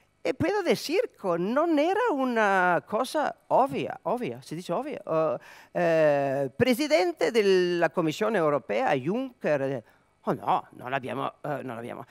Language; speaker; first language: Italian; non-native, learner; Serbian